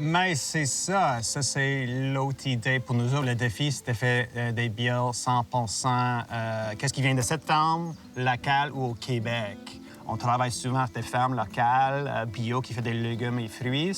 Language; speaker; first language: French; non-native, local second language; English